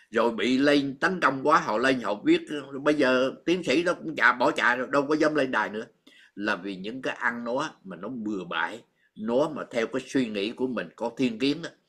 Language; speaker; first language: Vietnamese; native; Vietnamese